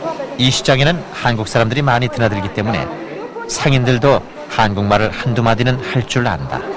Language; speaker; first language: Korean; native; Korean